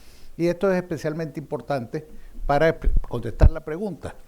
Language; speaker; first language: Spanish; native; Spanish